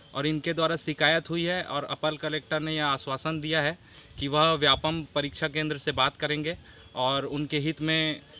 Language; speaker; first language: Hindi; native; Hindi